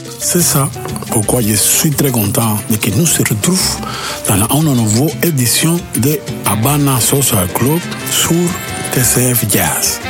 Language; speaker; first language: French; non-native, learner; Spanish